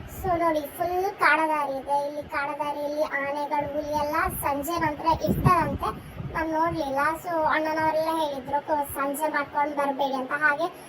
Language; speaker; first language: Kannada; non-native, local second language; Tulu